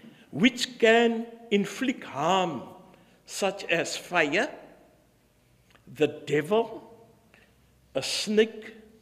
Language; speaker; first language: English; early bilingual, other home language; Afrikaans